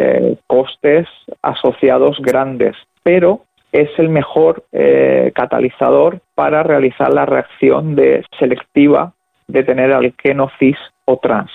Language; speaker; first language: Spanish; native; Spanish